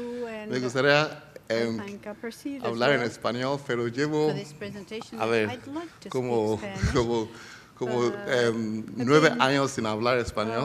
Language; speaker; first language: Spanish; non-native, fluent; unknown